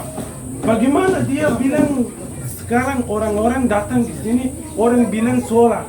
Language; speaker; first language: Indonesian; non-native, learner; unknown